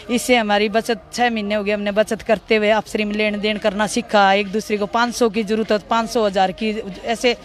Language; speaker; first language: Hindi; native; Hindi